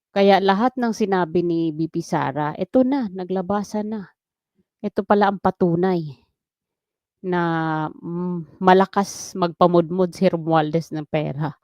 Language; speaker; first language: Filipino; non-native, local second language; Waray